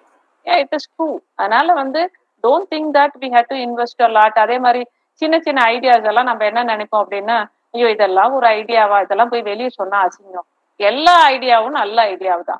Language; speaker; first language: Tamil; native; Tamil